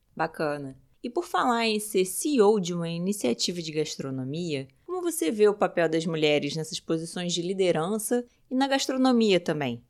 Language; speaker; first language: Portuguese; native; Portuguese